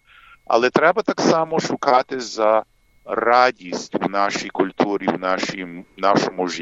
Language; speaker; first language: Ukrainian; early bilingual, heritage; English